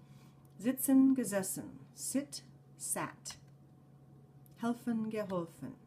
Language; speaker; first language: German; non-native, fluent; English